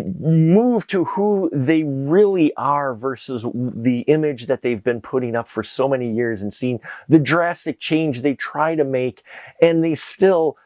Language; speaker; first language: English; native; English